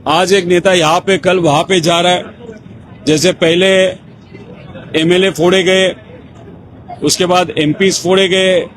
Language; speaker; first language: Hindi; non-native, local second language; Marathi